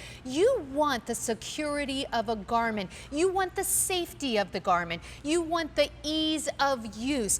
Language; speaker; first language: English; native; English